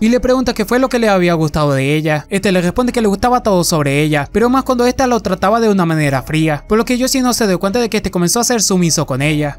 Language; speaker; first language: Spanish; native; Spanish